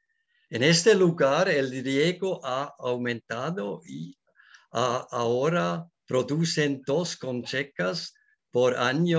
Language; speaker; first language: Spanish; non-native, learner; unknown